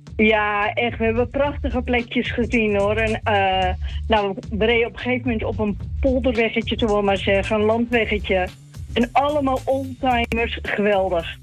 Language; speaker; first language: Dutch; native; Dutch